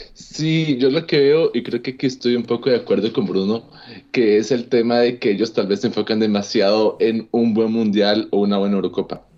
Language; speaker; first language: Spanish; native; Spanish